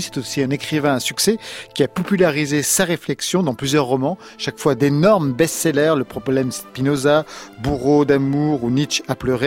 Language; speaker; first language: French; native; French